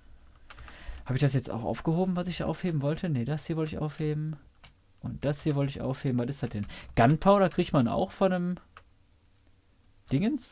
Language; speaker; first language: German; native; German